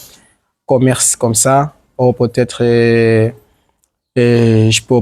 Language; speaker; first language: French; non-native, learner; Swahili